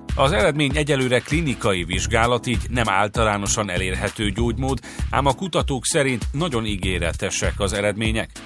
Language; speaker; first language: Hungarian; native; Hungarian